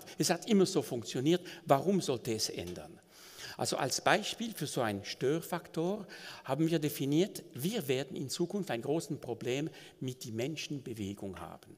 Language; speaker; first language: German; non-native, local second language; French